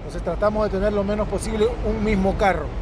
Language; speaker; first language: Spanish; native; Spanish